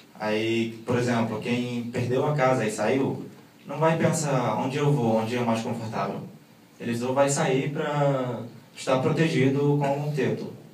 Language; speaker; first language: Portuguese; non-native, fluent; Arabic